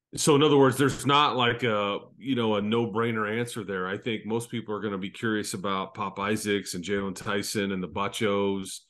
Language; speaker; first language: English; native; English